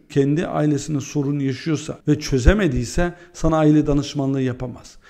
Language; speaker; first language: Turkish; early bilingual, heritage; Turkish